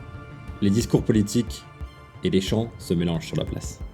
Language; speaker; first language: French; native; French